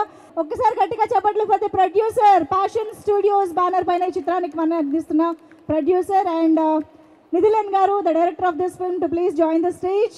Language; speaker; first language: Telugu; native; Telugu